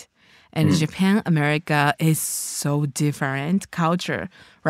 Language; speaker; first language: English; non-native, learner; Japanese